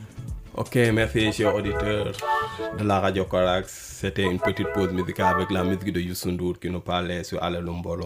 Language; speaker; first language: French; non-native, local second language; Wolof